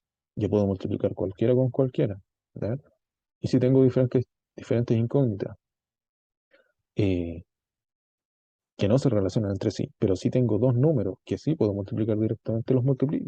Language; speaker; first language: Spanish; native; Spanish